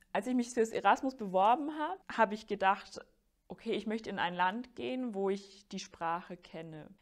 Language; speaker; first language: German; non-native, fluent; Finnish